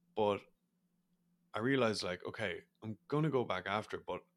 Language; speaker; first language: English; native; English